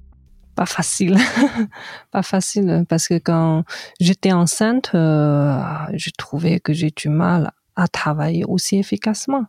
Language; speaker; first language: French; non-native, fluent; Chinese